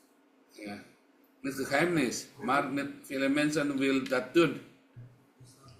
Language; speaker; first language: Dutch; non-native, learner; Indonesian